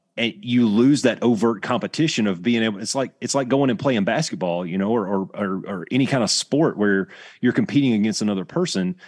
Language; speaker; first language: English; native; English